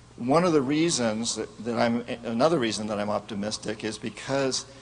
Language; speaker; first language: English; native; English